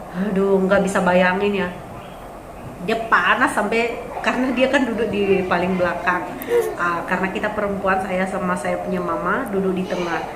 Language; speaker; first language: Indonesian; native; Indonesian